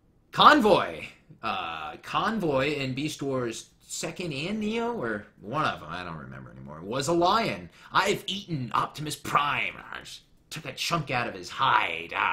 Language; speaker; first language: English; native; English